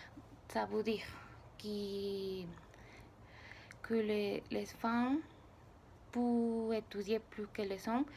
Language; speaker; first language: French; non-native, learner; Spanish